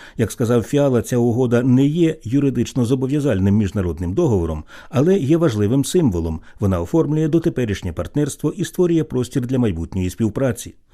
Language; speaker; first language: Ukrainian; native; Ukrainian